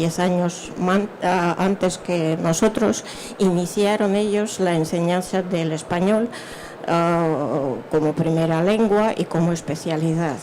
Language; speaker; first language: Spanish; non-native, fluent; Russian